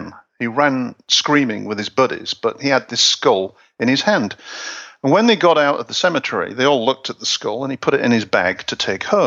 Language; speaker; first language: English; native; English